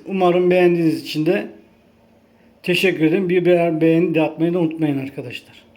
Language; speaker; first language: Turkish; native; Turkish